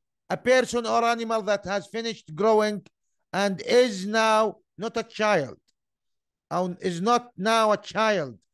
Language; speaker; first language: English; non-native, fluent; Arabic